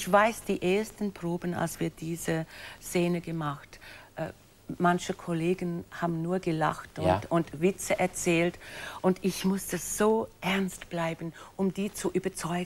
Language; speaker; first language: German; non-native, fluent; English